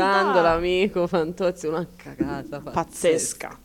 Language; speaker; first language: Italian; native; Italian